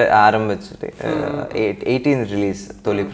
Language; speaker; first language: Tamil; non-native, local second language; Telugu